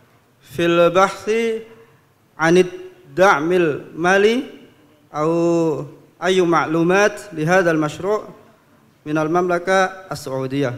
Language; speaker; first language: Arabic; non-native, fluent; Indonesian